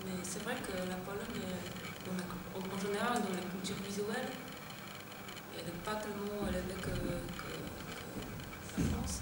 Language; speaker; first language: French; non-native, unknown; Polish